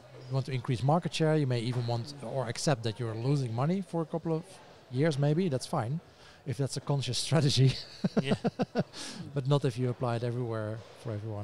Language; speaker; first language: English; non-native, fluent; Dutch